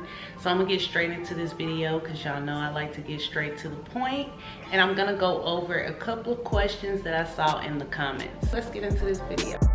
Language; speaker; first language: English; native; English